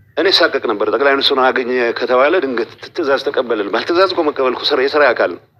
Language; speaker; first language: Amharic; non-native, local second language; Tigrinya